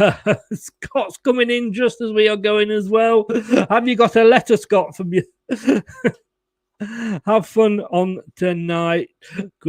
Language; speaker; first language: English; native; English